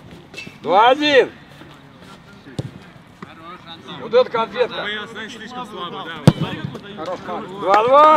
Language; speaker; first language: Russian; native; Russian